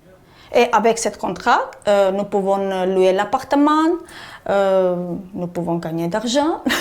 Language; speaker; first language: French; non-native, learner; Armenian